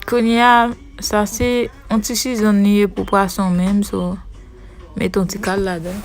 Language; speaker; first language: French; non-native, local second language; Haitian Creole